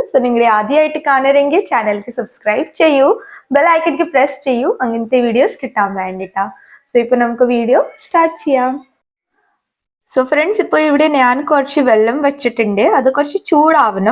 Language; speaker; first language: Malayalam; non-native, fluent; Hindi